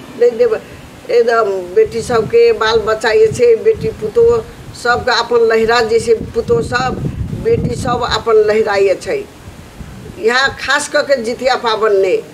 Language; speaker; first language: Maithili; non-native, local second language; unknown